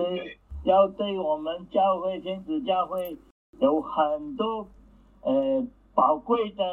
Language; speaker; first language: Chinese; native; Chinese